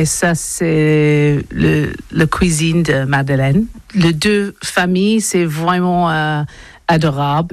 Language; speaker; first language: French; non-native, learner; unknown